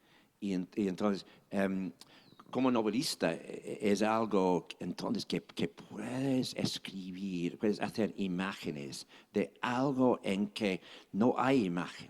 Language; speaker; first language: Spanish; non-native, fluent; English